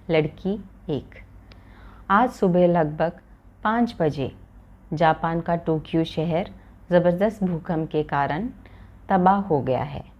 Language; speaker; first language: Hindi; non-native, local second language; Malayalam